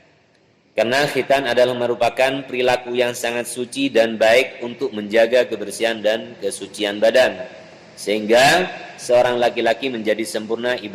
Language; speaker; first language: Indonesian; native; Indonesian